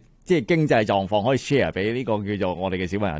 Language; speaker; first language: Cantonese; native; Cantonese